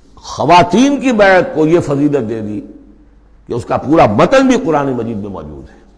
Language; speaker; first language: Urdu; native; Urdu